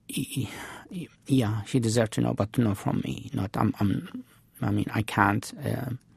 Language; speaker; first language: English; non-native, fluent; Arabic